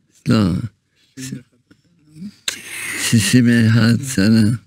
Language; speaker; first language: Hebrew; early bilingual, other home language; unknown